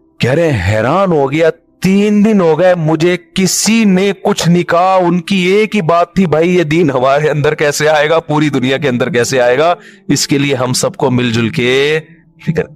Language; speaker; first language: Urdu; native; Urdu